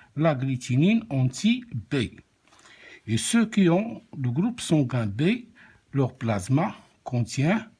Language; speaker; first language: French; non-native, local second language; Arabic